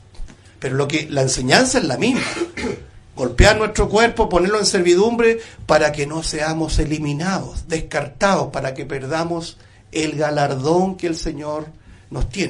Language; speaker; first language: Spanish; native; Spanish